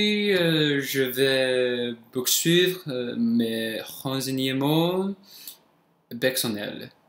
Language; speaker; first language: French; non-native, learner; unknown